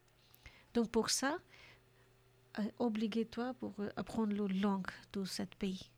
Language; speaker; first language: French; non-native, learner; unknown